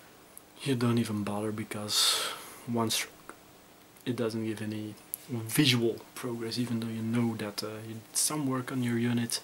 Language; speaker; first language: English; non-native, fluent; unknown